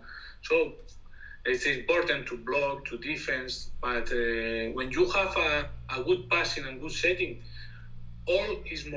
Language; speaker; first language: English; non-native, learner; Spanish